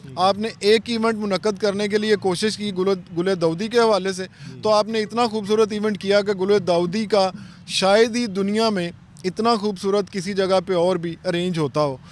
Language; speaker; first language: Urdu; non-native, local second language; Punjabi